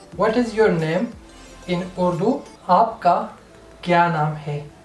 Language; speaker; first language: English; non-native, local second language; Urdu